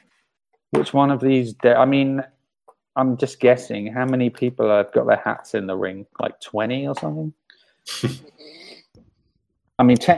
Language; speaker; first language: English; native; English